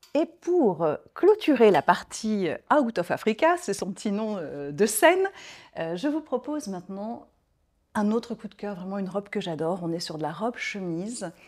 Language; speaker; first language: French; native; French